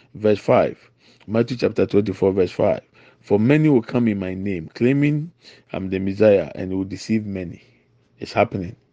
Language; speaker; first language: English; non-native, local second language; Akan